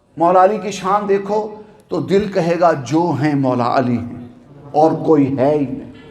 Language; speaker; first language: Urdu; non-native, local second language; Punjabi